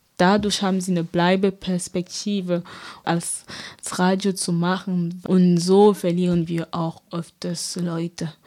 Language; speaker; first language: German; non-native, fluent; French